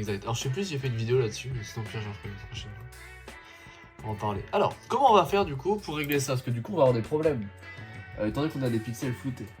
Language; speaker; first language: French; native; French